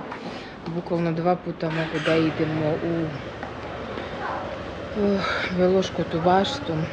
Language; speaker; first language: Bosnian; non-native, fluent; Russian